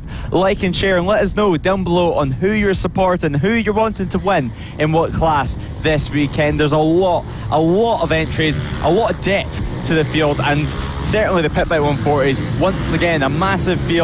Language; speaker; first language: English; native; English